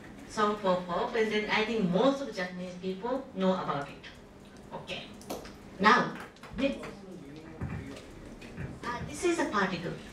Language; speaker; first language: English; non-native, local second language; Japanese